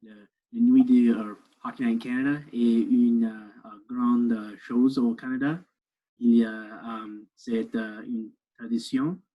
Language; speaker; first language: French; non-native, learner; English